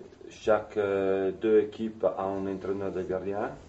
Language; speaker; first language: French; non-native, fluent; Italian